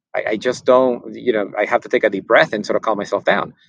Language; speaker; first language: English; non-native, fluent; Spanish